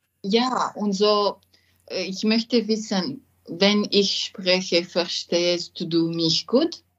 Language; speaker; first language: German; non-native, learner; French